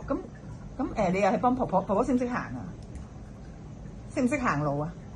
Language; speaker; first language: Cantonese; native; Cantonese